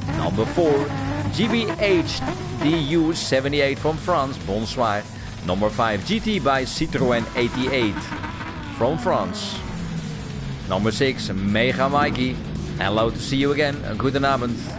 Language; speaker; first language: English; non-native, fluent; Dutch